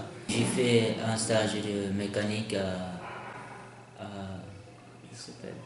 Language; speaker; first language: French; non-native, learner; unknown